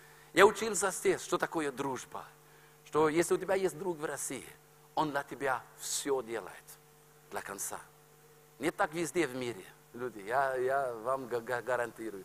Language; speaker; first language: Russian; non-native, fluent; Norwegian